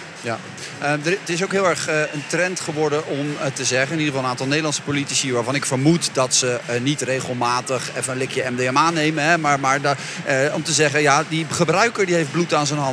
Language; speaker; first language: Dutch; native; Dutch